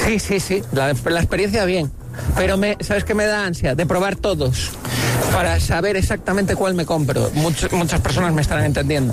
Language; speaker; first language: Spanish; native; Spanish